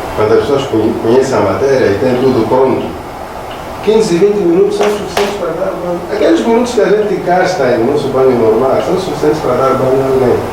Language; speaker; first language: Portuguese; non-native, local second language; Makhuwa